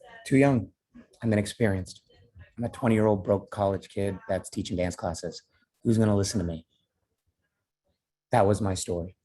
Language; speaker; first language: English; native; English